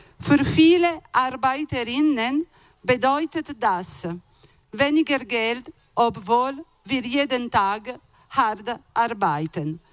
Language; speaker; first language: German; non-native, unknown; Italian